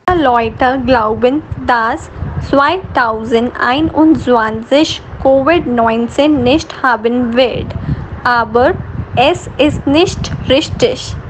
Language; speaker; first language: German; non-native, learner; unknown